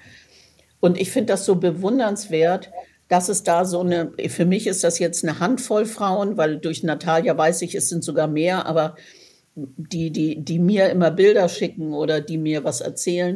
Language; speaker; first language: German; native; German